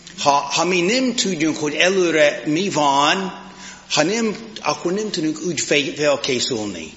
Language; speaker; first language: Hungarian; non-native, fluent; English